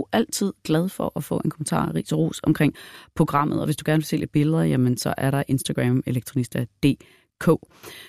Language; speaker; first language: Danish; native; Danish